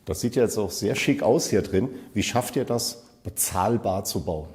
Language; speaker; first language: German; native; German